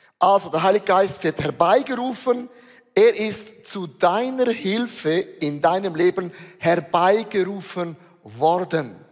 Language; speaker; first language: German; native; German